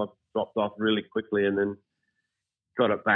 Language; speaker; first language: English; native; English